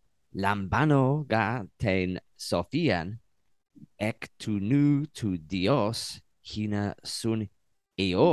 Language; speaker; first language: Greek; non-native, learner; English